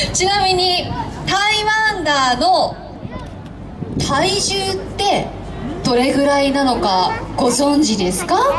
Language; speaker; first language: Japanese; native; Japanese